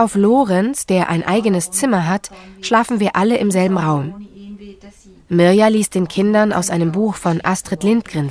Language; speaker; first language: German; native; German